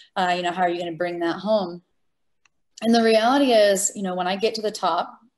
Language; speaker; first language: English; native; English